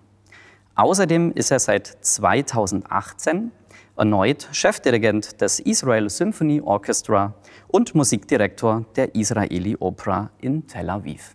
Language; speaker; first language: German; native; German